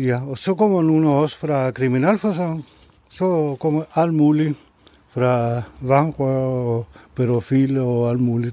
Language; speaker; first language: Danish; non-native, learner; Spanish